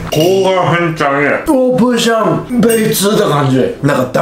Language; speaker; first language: Chinese; non-native, learner; Japanese